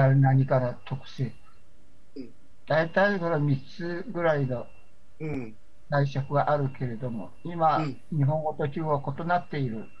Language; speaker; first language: Japanese; non-native, fluent; Chinese